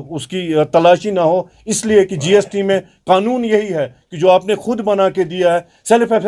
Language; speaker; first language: Hindi; non-native, local second language; Kashmiri